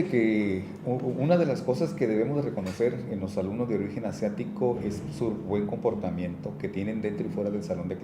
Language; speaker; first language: Spanish; native; Spanish